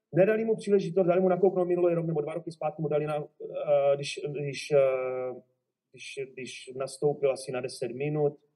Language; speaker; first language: Czech; native; Czech